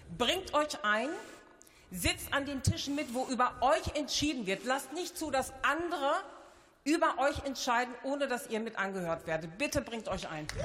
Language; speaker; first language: German; early bilingual, other home language; Turkish